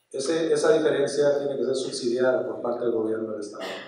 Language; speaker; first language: Spanish; native; Spanish